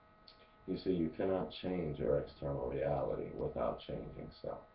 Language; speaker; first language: English; native; English